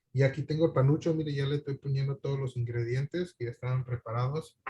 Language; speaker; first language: Spanish; early bilingual, other home language; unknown